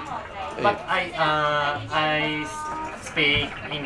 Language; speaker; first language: English; non-native, learner; Japanese